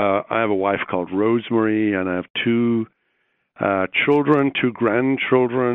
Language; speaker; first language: English; native; English